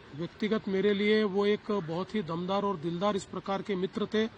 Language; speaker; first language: Hindi; non-native, local second language; Marathi